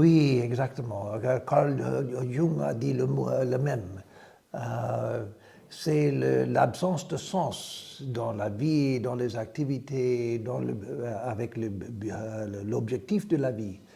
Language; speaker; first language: French; non-native, fluent; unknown